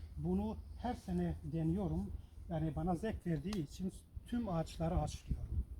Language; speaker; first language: Turkish; non-native, local second language; Kurdish